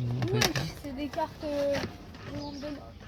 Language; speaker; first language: French; native; French